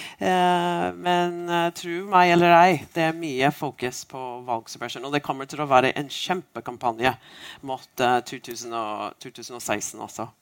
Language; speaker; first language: Norwegian; non-native, fluent; English